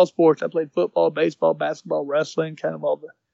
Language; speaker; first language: English; native; English